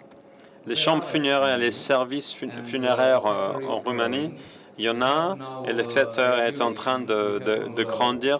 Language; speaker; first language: French; non-native, fluent; Romanian